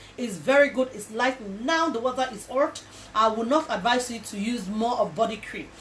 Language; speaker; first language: English; non-native, local second language; Yoruba